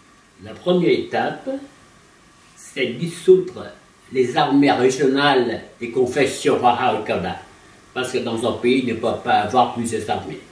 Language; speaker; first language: French; non-native, local second language; Vietnamese